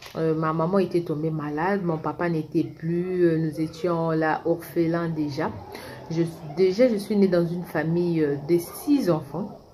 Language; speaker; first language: French; non-native, local second language; Lingala